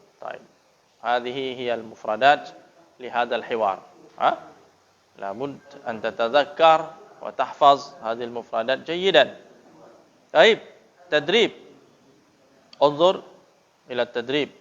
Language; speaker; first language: Arabic; non-native, fluent; Indonesian